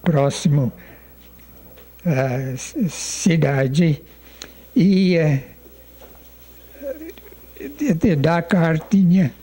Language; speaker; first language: Portuguese; non-native, fluent; English